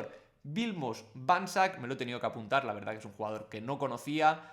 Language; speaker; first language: Spanish; native; Spanish